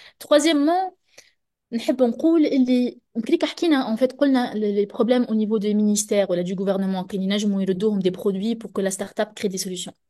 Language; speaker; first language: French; non-native, local second language; Arabic